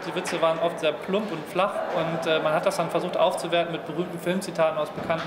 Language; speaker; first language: German; native; German